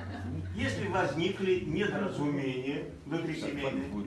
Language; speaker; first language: Russian; native; Russian